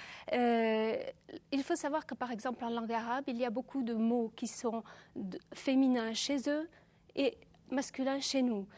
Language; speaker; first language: French; native; French